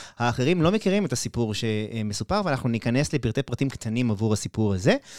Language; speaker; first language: Hebrew; native; Hebrew